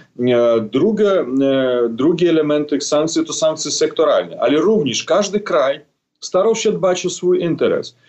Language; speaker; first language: Polish; non-native, fluent; Belarusian